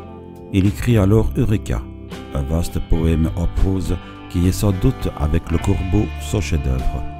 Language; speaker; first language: French; native; French